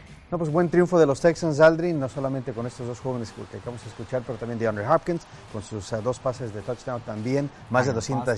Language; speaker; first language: Spanish; native; Spanish